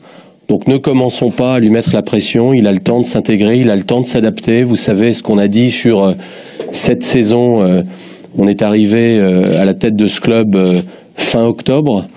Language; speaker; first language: French; native; French